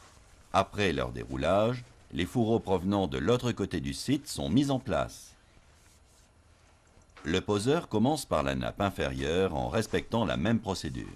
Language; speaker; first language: French; native; French